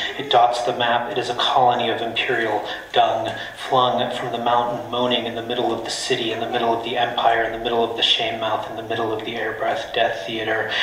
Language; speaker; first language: English; native; English